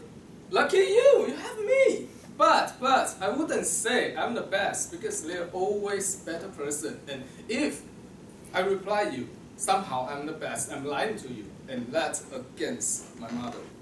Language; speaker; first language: English; non-native, fluent; Chinese